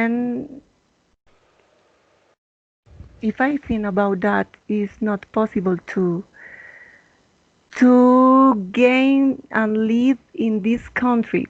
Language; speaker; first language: English; non-native, learner; Spanish